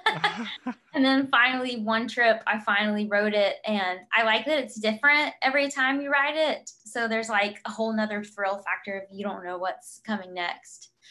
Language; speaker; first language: English; native; English